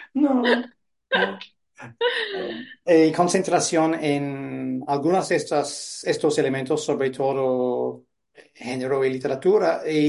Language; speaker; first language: Spanish; non-native, fluent; English